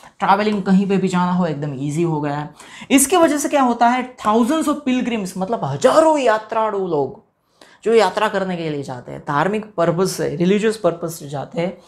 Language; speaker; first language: Hindi; non-native, local second language; Gujarati